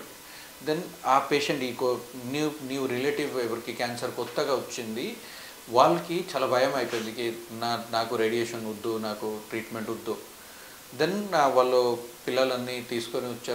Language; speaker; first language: Telugu; non-native, fluent; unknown